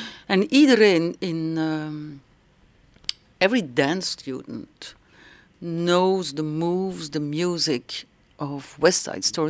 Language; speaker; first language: English; non-native, fluent; Dutch